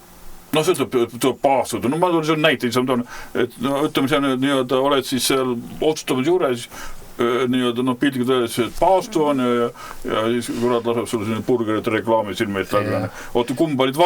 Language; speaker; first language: Estonian; native; Estonian